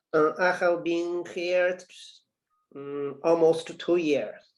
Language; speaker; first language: English; non-native, learner; Chinese